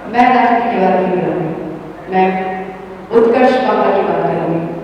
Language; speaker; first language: Hindi; non-native, local second language; Bangla